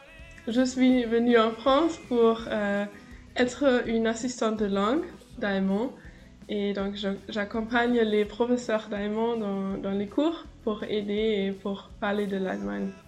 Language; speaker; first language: French; non-native, fluent; German